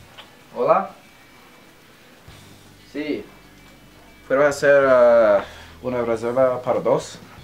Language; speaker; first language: Spanish; non-native, learner; English